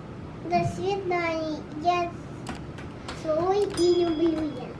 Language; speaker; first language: Russian; early bilingual, heritage; Russian